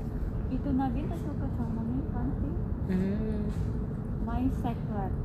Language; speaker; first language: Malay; non-native, learner; Filipino